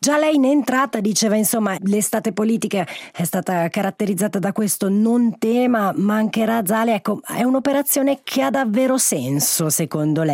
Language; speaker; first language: Italian; native; Italian